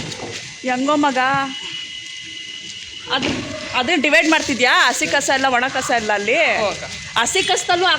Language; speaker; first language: Kannada; native; Kannada